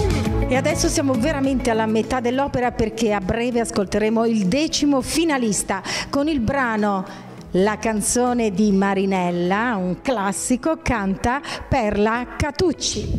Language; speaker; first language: Italian; native; Italian